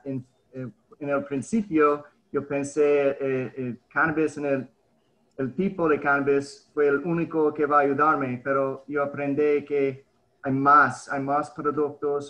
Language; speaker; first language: Spanish; early bilingual, heritage; English